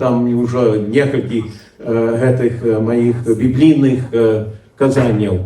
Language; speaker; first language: Belarusian; early bilingual, heritage; Belarusian